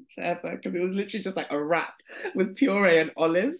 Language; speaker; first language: English; native; English